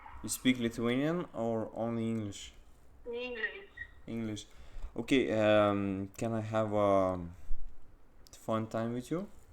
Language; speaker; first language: English; non-native, learner; Lithuanian